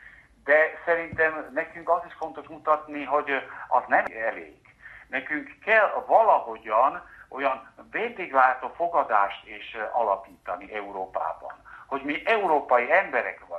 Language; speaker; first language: Hungarian; non-native, fluent; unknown